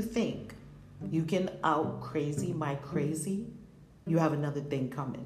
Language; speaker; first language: English; native; English